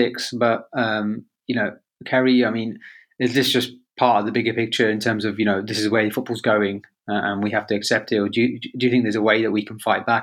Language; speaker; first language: English; native; English